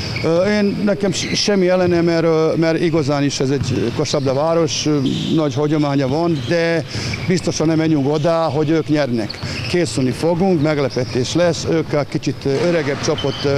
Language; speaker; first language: Hungarian; non-native, learner; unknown